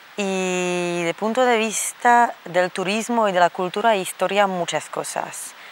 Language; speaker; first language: Spanish; non-native, fluent; Slovak